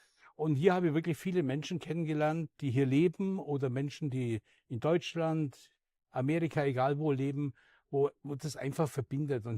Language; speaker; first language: German; native; German